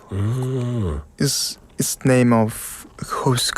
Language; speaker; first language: English; non-native, learner; Mongolian